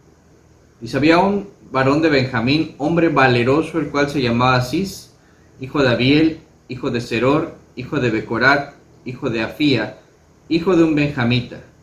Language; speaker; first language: Spanish; native; Spanish